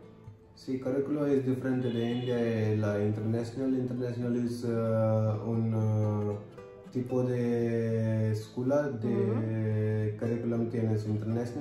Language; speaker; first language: Spanish; non-native, learner; Hindi